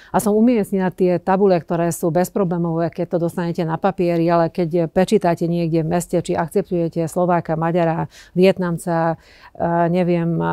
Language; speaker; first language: Slovak; non-native, local second language; Hungarian